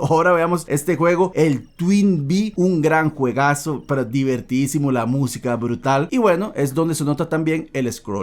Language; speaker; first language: Spanish; native; Spanish